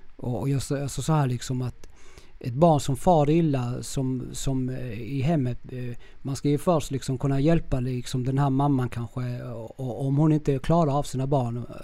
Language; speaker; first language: Swedish; early bilingual, other home language; Spanish